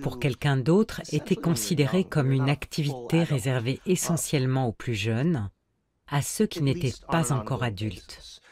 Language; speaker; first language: French; native; French